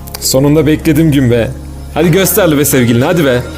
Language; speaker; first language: Turkish; native; Turkish